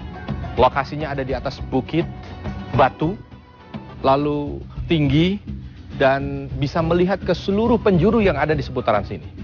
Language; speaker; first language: Indonesian; native; Indonesian